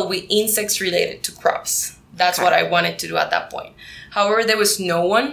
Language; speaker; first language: English; non-native, fluent; Spanish